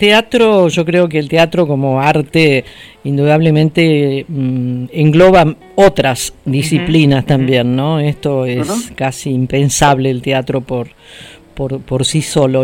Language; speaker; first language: Spanish; native; Spanish